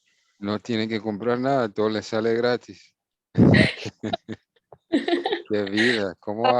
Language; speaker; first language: Spanish; non-native, fluent; English